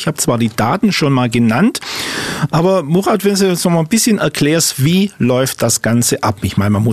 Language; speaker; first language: German; native; German